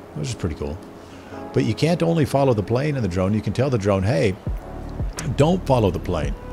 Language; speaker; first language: English; native; English